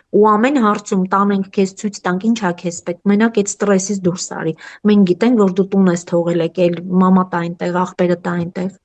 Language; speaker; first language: Armenian; native; Armenian